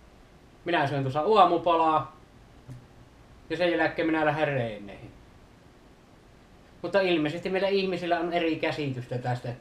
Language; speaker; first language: Finnish; native; Finnish